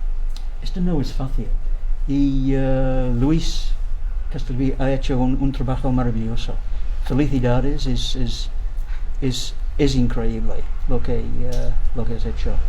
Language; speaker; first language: Spanish; non-native, learner; English